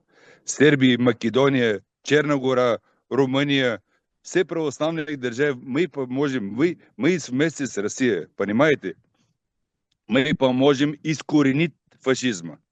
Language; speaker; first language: Russian; non-native, learner; Bulgarian